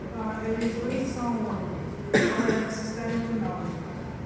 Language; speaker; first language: Spanish; non-native, learner; Portuguese